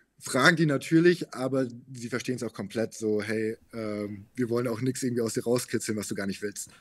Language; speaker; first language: German; native; German